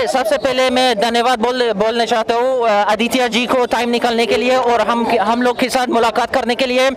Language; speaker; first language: Hindi; non-native, fluent; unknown